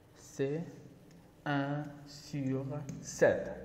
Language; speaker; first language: French; non-native, local second language; Arabic